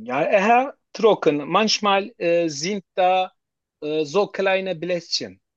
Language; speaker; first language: German; non-native, learner; Turkish